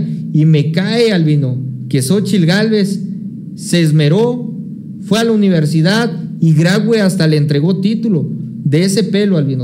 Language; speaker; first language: Spanish; native; Spanish